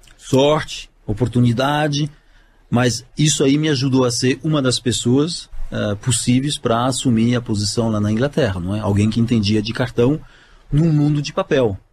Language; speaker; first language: Portuguese; non-native, fluent; French